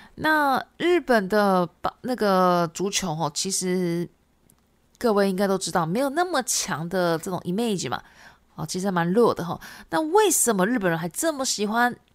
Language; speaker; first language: Chinese; non-native, fluent; Japanese